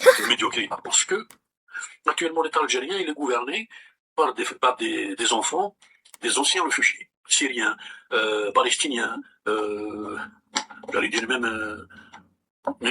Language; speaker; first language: French; non-native, local second language; Kabyle